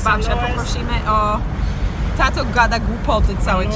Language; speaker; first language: Polish; non-native, fluent; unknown